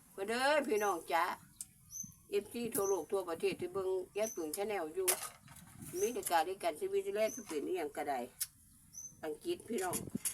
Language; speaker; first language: Thai; native; Thai